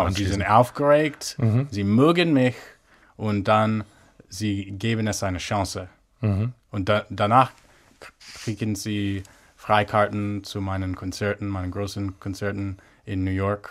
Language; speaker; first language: German; non-native, fluent; English